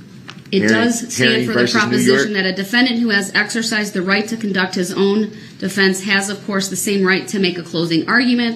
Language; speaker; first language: English; native; English